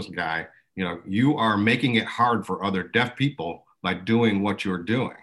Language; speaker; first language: English; early bilingual, other home language; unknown